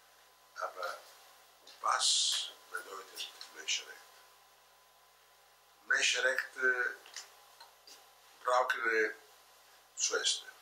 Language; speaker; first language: German; non-native, fluent; Italian